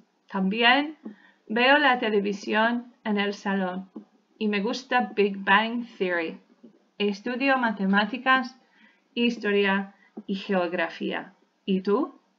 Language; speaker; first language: Spanish; non-native, fluent; English